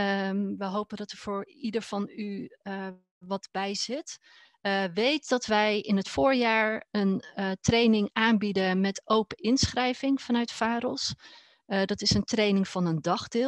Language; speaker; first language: Dutch; native; Dutch